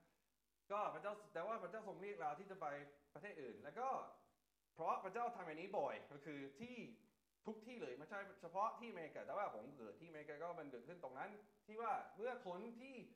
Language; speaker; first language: Thai; non-native, fluent; English